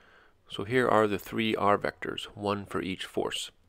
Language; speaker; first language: English; native; English